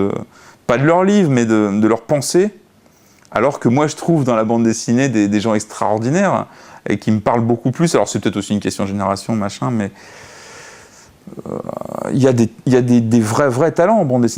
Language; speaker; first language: French; native; French